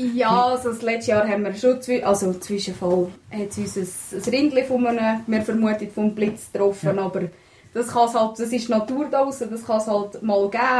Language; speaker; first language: German; native; German